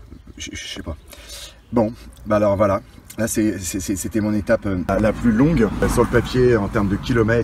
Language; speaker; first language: French; native; French